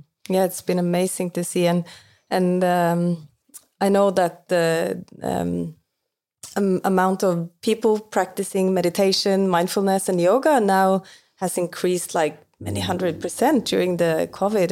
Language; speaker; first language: English; non-native, fluent; Norwegian